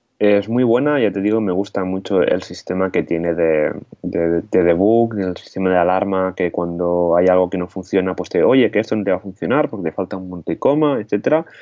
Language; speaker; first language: Spanish; non-native, local second language; Catalan